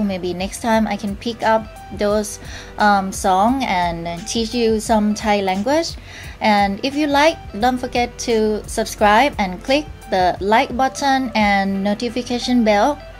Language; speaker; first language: English; non-native, fluent; Thai